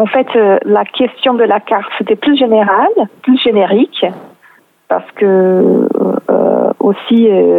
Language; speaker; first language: French; non-native, fluent; Portuguese